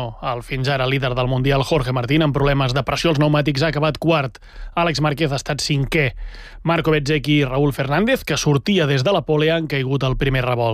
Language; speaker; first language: Catalan; native; Catalan